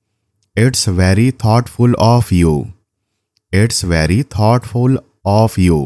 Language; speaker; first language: English; non-native, fluent; Nepali